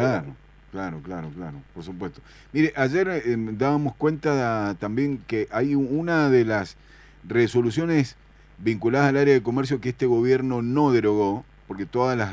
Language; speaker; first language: Spanish; native; Spanish